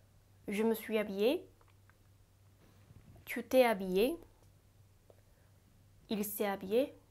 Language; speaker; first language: French; non-native, fluent; Japanese